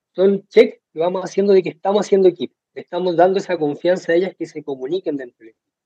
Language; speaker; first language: Spanish; native; Spanish